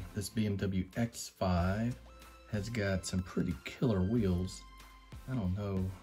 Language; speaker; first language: English; native; English